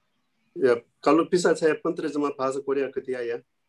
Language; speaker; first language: Indonesian; non-native, learner; Korean